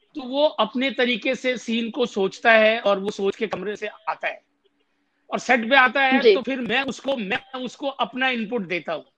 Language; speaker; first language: Hindi; native; Hindi